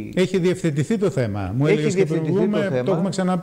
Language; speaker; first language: Greek; native; Greek